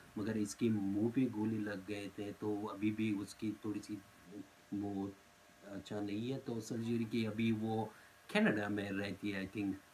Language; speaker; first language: Urdu; non-native, fluent; Pashto